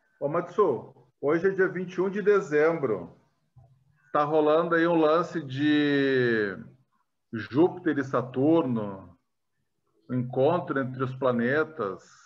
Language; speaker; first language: Portuguese; native; Portuguese